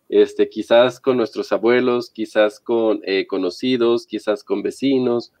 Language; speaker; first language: Spanish; native; Spanish